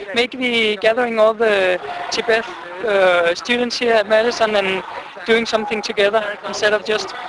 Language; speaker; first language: English; non-native, fluent; Danish